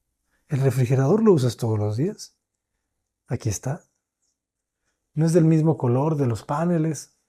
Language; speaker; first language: Spanish; native; Spanish